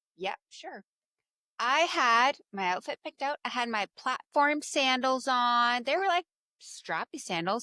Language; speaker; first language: English; native; English